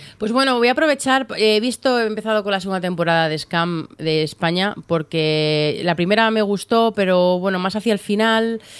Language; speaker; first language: Spanish; native; Spanish